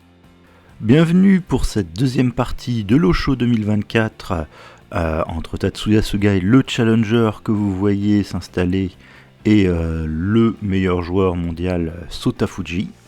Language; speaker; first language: French; native; French